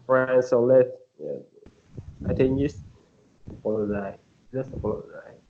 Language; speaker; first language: English; non-native, learner; Vietnamese